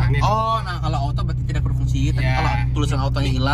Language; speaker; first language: Indonesian; native; Indonesian